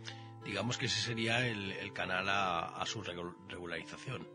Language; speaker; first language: Spanish; native; Spanish